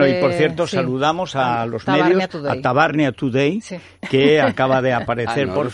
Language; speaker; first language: Spanish; native; Spanish